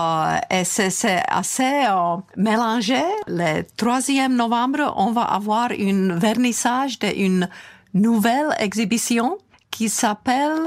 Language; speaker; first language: French; non-native, fluent; Czech